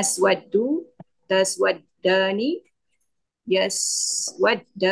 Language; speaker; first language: Arabic; non-native, learner; Indonesian